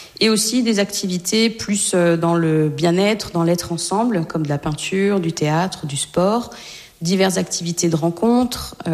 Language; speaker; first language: French; native; French